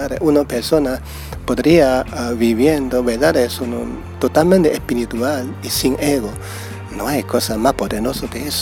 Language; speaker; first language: Spanish; non-native, learner; Chinese